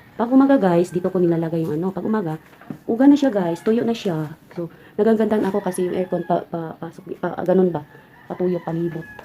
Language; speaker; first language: Filipino; non-native, local second language; Cebuano